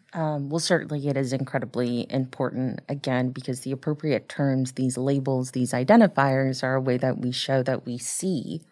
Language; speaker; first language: English; early bilingual, other home language; Spanish